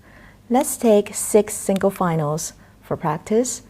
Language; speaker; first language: English; non-native, fluent; Chinese